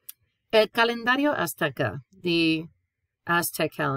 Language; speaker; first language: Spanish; non-native, fluent; English